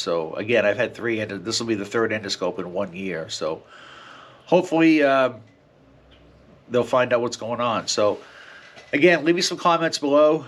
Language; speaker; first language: English; native; English